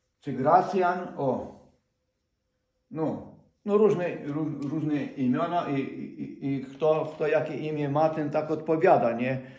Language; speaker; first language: Polish; non-native, fluent; Ukrainian